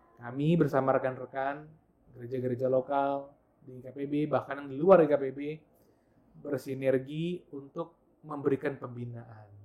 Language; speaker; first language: Indonesian; non-native, local second language; Balinese